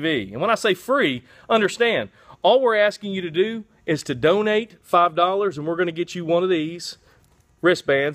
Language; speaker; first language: English; native; English